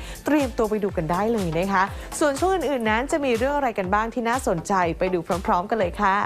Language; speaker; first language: Thai; native; Thai